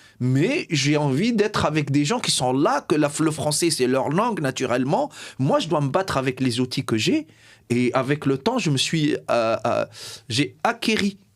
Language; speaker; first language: French; non-native, local second language; Arabic